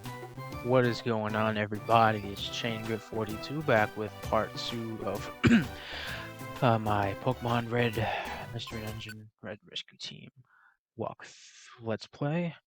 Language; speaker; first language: English; native; English